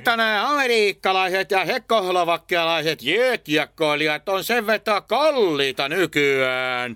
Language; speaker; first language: Finnish; native; Finnish